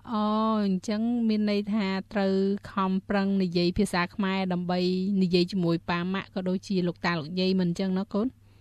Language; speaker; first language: Khmer; native; Khmer